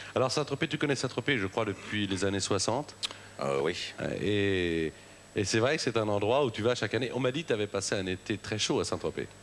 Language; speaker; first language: French; native; French